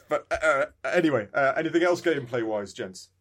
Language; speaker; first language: English; native; English